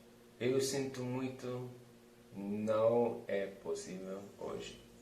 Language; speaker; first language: Portuguese; non-native, fluent; English